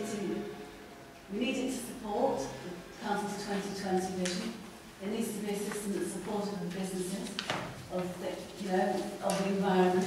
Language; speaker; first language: English; native; English